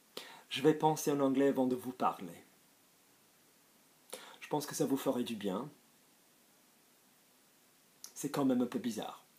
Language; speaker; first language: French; non-native, fluent; English